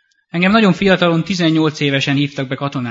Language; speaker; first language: Hungarian; native; Hungarian